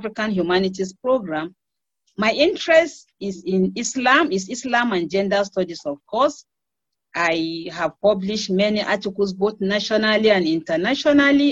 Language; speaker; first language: English; non-native, local second language; Hausa